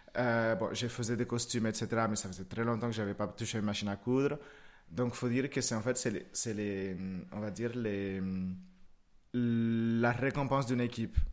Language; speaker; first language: French; non-native, fluent; Spanish